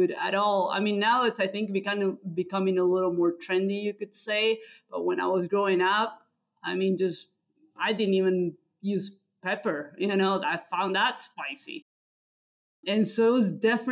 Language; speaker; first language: English; non-native, fluent; Spanish